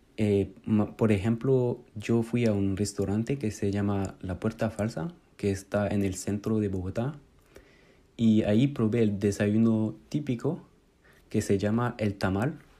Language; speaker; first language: Spanish; non-native, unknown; French